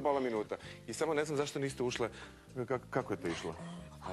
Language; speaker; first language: Serbian; native; Serbian